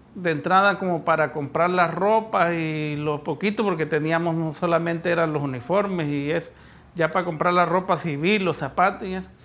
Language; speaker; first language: Spanish; native; Spanish